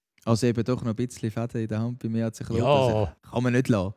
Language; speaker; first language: German; native; German